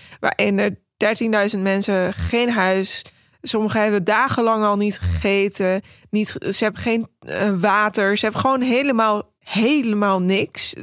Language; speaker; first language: Dutch; early bilingual, other home language; Persian